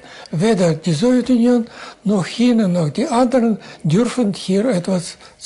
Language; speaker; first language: German; non-native, fluent; Russian